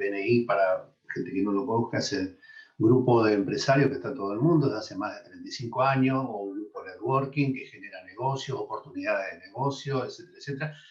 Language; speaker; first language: Spanish; native; Spanish